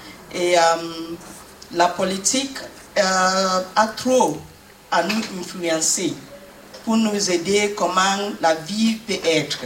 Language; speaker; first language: French; non-native, learner; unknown